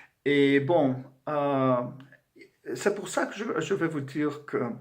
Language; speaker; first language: French; non-native, fluent; Portuguese